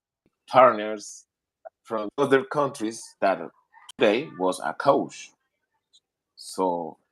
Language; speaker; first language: English; non-native, learner; Spanish